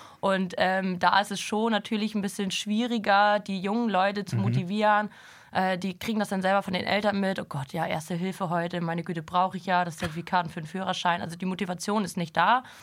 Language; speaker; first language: German; native; German